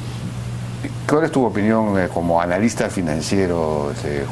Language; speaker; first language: Spanish; native; Spanish